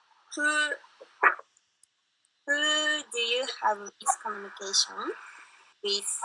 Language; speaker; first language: English; non-native, learner; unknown